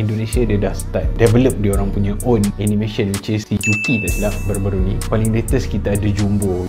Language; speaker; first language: Malay; native; Malay